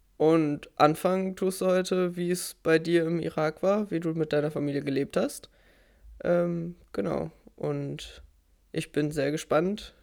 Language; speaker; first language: German; native; German